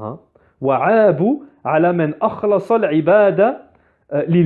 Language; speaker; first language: Arabic; non-native, fluent; French